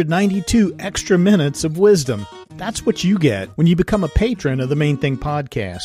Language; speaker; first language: English; native; English